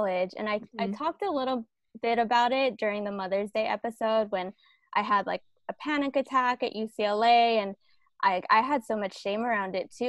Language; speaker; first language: English; early bilingual, other home language; Filipino